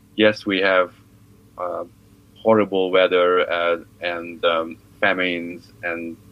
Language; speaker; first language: English; non-native, fluent; Hungarian